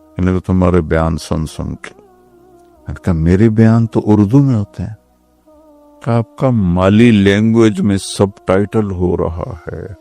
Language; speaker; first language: Urdu; non-native, local second language; Punjabi